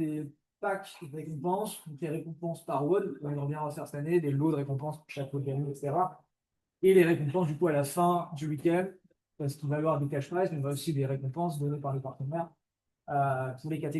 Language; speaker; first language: French; native; French